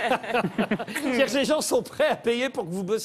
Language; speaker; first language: French; native; French